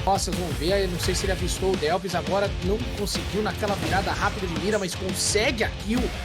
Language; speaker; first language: Portuguese; native; Portuguese